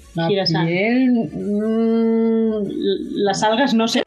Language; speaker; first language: Spanish; non-native, learner; Japanese